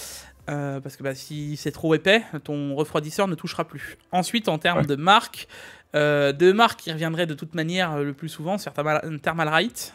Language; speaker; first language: French; native; French